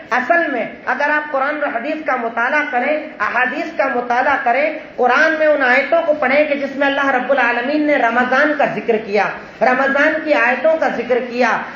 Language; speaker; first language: Urdu; native; Urdu